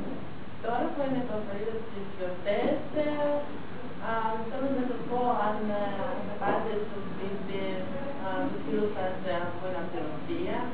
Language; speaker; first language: Greek; non-native, learner; Russian